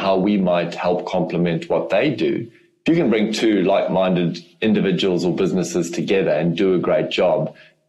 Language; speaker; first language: English; native; English